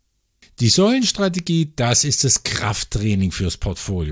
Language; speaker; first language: German; native; German